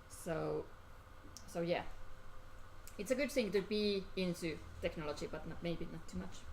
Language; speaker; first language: English; non-native, fluent; Finnish